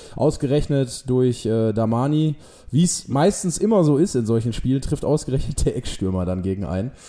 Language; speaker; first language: German; native; German